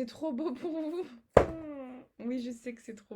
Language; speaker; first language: French; native; French